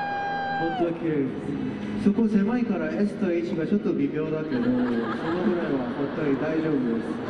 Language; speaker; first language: Japanese; non-native, fluent; Korean